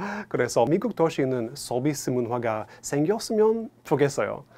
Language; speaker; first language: Korean; non-native, fluent; English